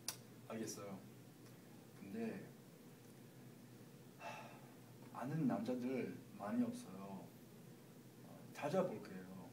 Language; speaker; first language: Korean; non-native, learner; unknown